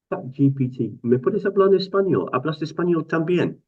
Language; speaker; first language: Spanish; non-native, fluent; English